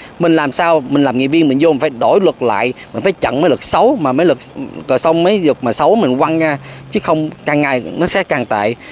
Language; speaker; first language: Vietnamese; early bilingual, other home language; English